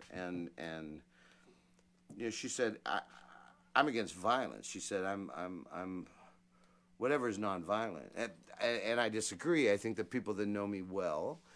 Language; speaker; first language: English; native; English